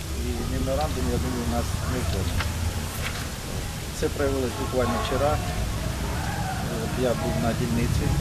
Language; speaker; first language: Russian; non-native, local second language; Ukrainian